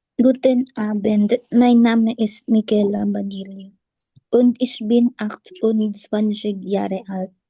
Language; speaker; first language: German; non-native, learner; Filipino